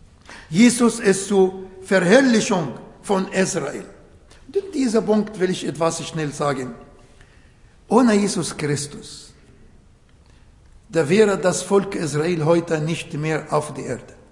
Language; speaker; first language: German; non-native, fluent; Arabic